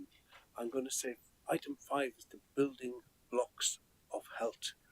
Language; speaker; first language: English; native; English